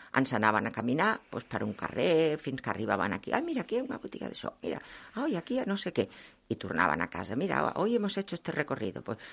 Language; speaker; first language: Catalan; non-native, local second language; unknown